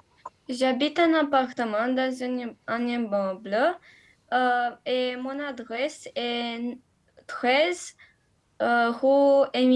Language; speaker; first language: French; non-native, learner; Romanian